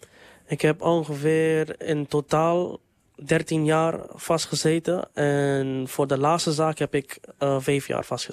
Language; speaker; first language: Dutch; non-native, local second language; English